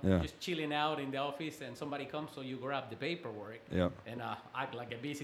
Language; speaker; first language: English; non-native, fluent; Spanish